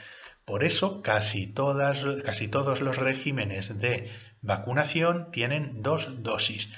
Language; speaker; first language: Spanish; native; Spanish